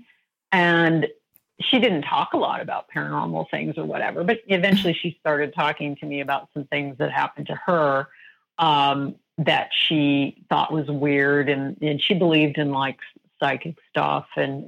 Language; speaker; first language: English; native; English